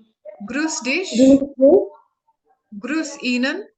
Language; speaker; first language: German; non-native, learner; Hindi